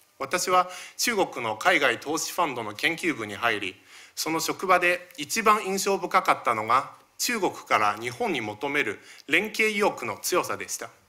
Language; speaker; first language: Japanese; early bilingual, other home language; Chinese